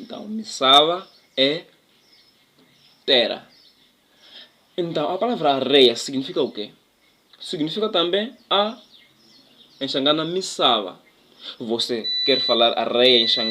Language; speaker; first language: Portuguese; non-native, local second language; Tsonga